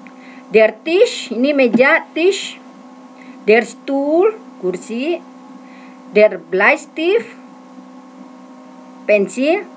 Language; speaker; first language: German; non-native, fluent; Indonesian